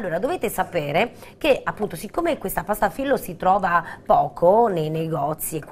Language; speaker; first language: Italian; native; Italian